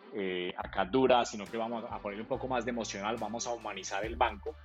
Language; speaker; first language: Spanish; native; Spanish